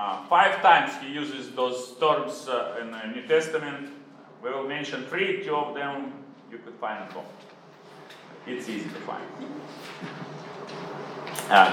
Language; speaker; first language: English; non-native, learner; Russian